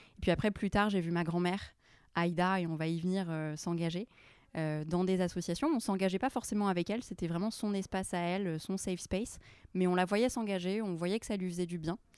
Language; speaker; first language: French; early bilingual, other home language; Arabic